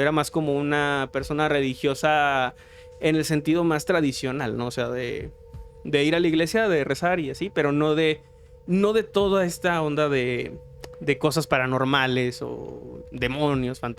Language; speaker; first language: Spanish; native; Spanish